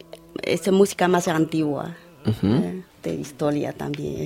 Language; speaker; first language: Spanish; non-native, learner; Chinese